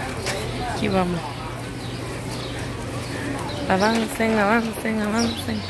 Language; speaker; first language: Spanish; native; Spanish